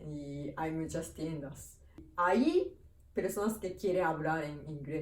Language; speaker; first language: Spanish; non-native, fluent; Japanese